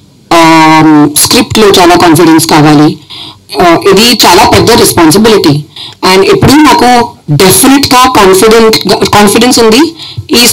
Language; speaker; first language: Telugu; non-native, local second language; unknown